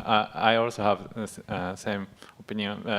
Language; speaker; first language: English; non-native, fluent; Japanese